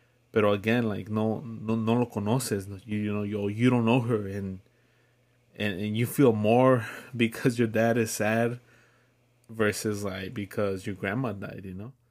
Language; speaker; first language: English; early bilingual, other home language; Spanish